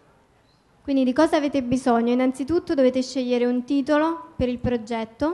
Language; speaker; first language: Italian; native; Italian